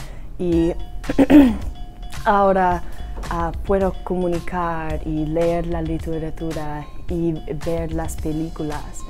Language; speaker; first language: Spanish; non-native, learner; English